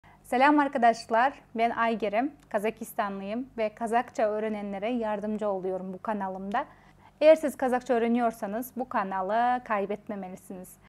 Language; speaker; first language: Turkish; non-native, fluent; Kazakh